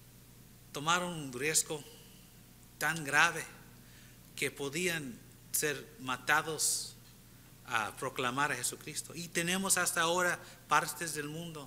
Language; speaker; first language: Spanish; early bilingual, heritage; Spanish